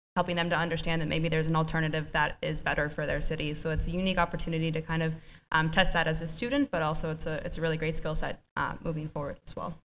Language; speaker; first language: English; native; English